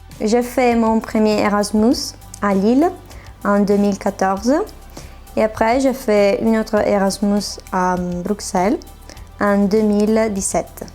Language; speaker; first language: French; non-native, fluent; Italian